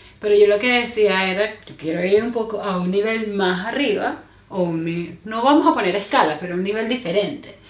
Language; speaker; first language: Spanish; native; Spanish